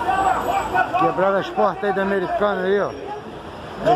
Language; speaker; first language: Portuguese; native; Portuguese